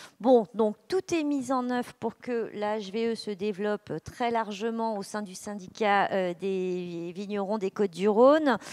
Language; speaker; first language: French; native; French